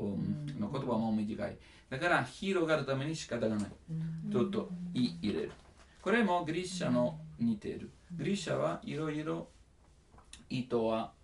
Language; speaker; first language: Japanese; non-native, learner; Italian